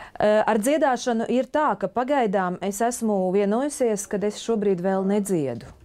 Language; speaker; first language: Latvian; native; Latvian